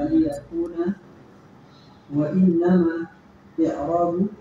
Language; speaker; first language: Arabic; non-native, learner; Indonesian